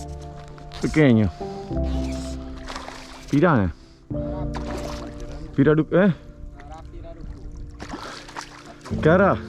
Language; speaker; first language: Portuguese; non-native, learner; French